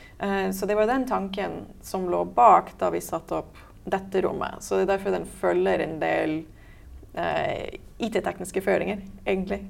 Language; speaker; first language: Norwegian; native; Norwegian